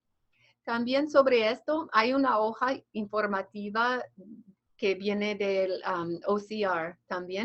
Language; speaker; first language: Spanish; non-native, fluent; English